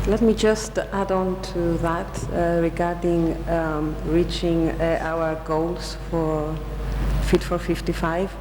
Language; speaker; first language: English; non-native, local second language; Greek